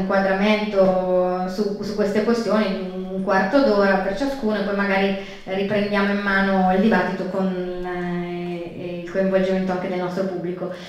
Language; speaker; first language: Italian; native; Italian